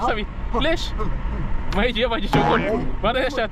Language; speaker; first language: Arabic; non-native, learner; Filipino